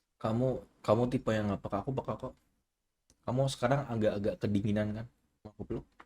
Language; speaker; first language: Indonesian; native; Indonesian